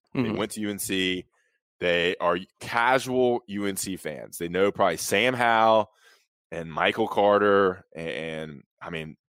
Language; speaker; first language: English; native; English